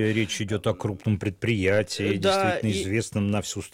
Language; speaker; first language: Russian; native; Russian